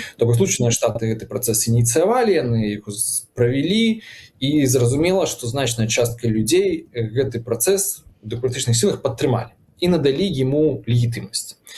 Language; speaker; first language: Belarusian; non-native, local second language; Russian